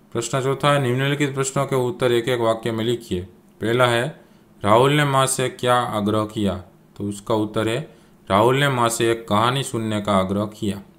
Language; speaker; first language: Hindi; non-native, local second language; Gujarati